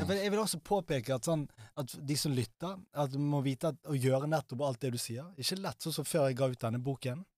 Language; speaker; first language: Norwegian; early bilingual, other home language; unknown